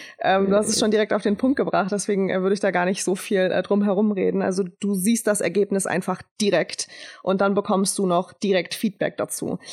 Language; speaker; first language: German; early bilingual, other home language; Turkish